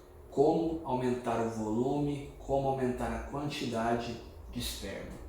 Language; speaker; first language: Portuguese; native; Portuguese